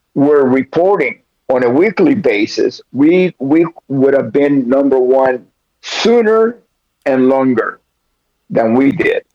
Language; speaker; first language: English; early bilingual, other home language; Spanish